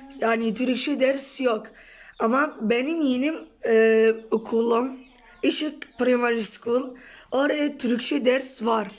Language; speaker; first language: Turkish; non-native, learner; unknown